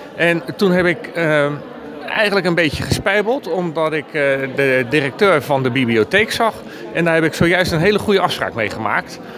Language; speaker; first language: Dutch; native; Dutch